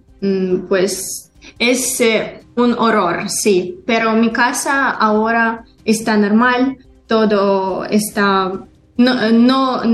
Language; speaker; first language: Spanish; non-native, fluent; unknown